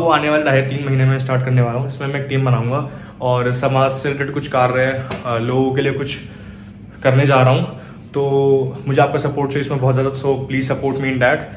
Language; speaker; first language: Hindi; native; Hindi